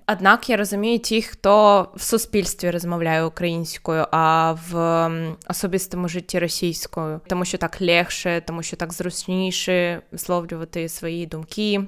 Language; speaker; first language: Ukrainian; non-native, fluent; Russian